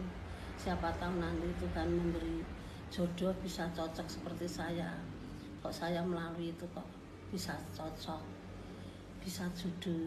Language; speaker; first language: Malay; non-native, local second language; Javanese